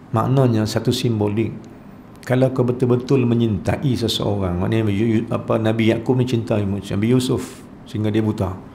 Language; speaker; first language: Malay; native; Malay